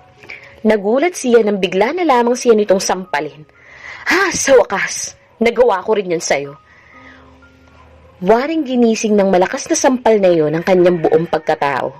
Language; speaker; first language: Filipino; native; Filipino